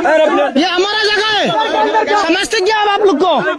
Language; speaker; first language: Hindi; non-native, learner; Bangla